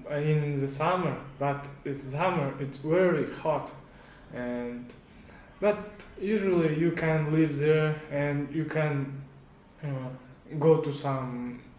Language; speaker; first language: English; non-native, learner; Kazakh